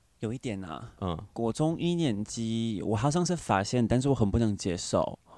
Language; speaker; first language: Chinese; non-native, fluent; English